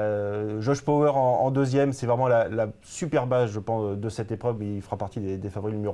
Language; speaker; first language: French; native; French